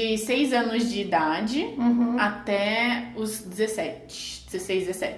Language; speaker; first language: Portuguese; early bilingual, heritage; Portuguese